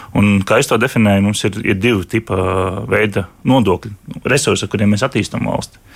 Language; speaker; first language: Latvian; native; Latvian